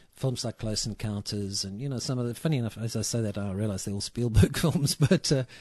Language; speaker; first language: English; native; English